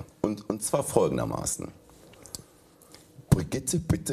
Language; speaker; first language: German; native; German